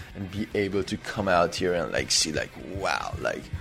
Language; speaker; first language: English; non-native, fluent; Persian